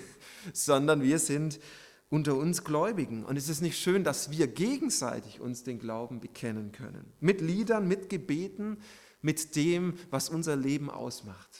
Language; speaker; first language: German; native; German